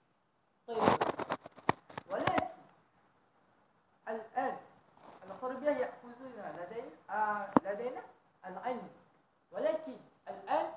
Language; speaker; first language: Arabic; non-native, learner; Malay